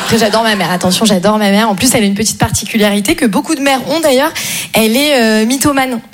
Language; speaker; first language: French; native; French